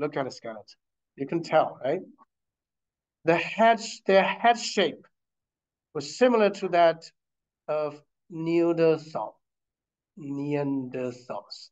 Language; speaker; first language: English; non-native, fluent; Chinese